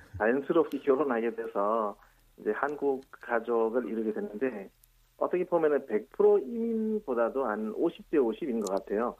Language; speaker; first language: Korean; non-native, fluent; Nepali